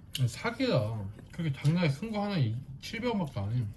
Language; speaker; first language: Korean; native; Korean